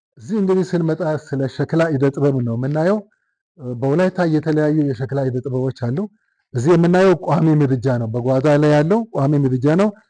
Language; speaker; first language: Amharic; non-native, local second language; Wolaytta